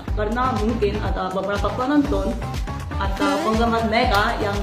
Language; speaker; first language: Indonesian; non-native, fluent; Korean